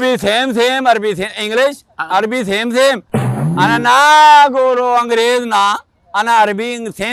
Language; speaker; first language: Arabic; non-native, learner; Punjabi